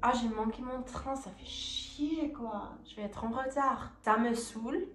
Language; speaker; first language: French; early bilingual, other home language; English